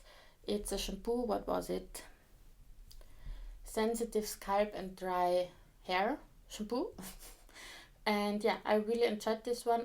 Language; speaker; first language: English; non-native, fluent; German